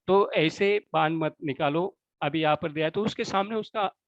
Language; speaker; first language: Hindi; non-native, local second language; Marathi